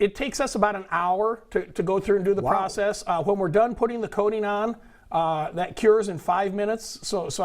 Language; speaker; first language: English; native; English